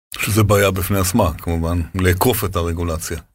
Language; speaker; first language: Hebrew; native; Hebrew